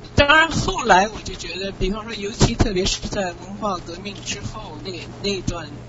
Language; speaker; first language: Chinese; non-native, fluent; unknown